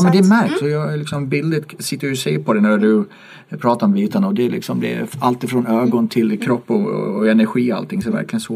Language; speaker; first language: Swedish; native; Swedish